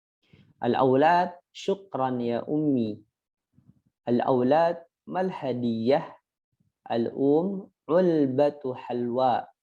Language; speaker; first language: Arabic; non-native, fluent; Indonesian